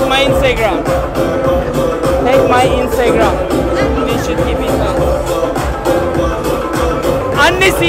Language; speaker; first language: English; non-native, learner; Turkish